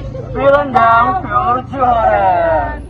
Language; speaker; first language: German; non-native, learner; Indonesian